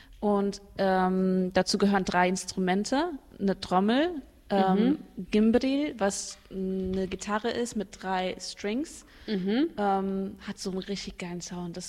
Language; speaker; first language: German; early bilingual, other home language; Arabic